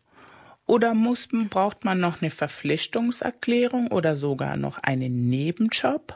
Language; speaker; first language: German; non-native, fluent; Spanish